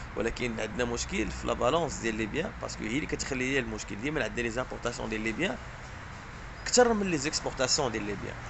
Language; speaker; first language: French; non-native, local second language; Arabic